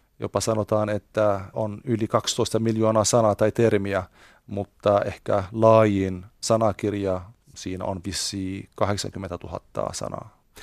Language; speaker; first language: Finnish; non-native, fluent; Arabic